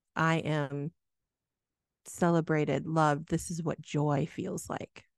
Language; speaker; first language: English; native; English